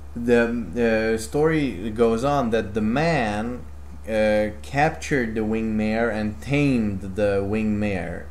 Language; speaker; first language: English; non-native, fluent; Hungarian